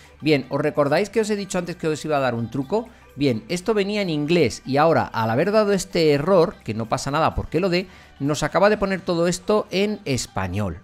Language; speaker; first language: Spanish; native; Spanish